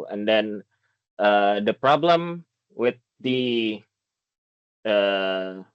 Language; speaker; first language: English; non-native, fluent; Indonesian